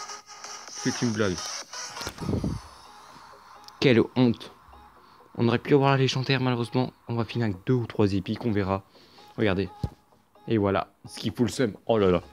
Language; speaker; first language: French; native; French